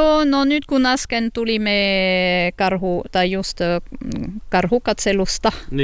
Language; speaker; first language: Finnish; non-native, learner; French